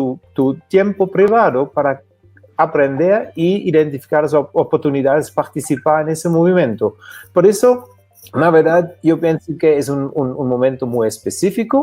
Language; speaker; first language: Spanish; non-native, fluent; German